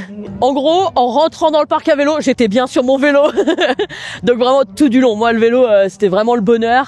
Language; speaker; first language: French; native; French